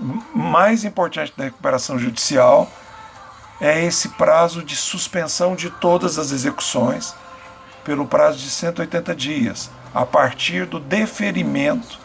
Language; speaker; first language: Portuguese; native; Portuguese